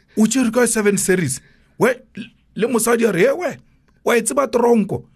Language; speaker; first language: English; non-native, local second language; Northern Sotho